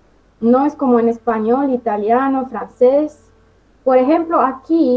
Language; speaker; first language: Spanish; non-native, fluent; Romanian